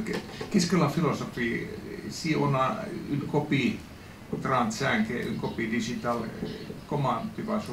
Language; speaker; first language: French; non-native, fluent; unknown